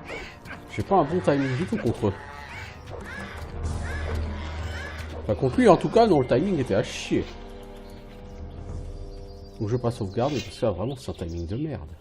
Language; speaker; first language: French; native; French